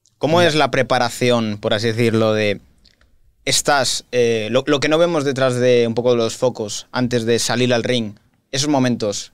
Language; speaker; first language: Spanish; native; Spanish